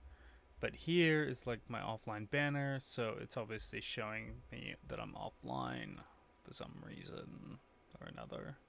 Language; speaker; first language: English; native; English